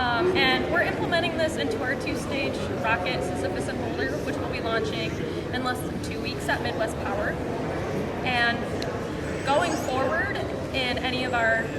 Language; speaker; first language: English; native; English